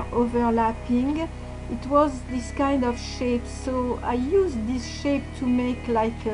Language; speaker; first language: English; non-native, fluent; French